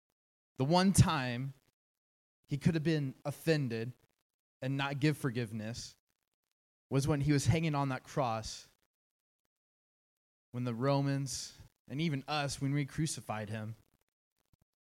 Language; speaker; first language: English; native; English